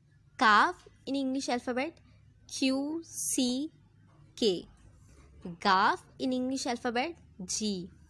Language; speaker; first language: English; non-native, learner; Urdu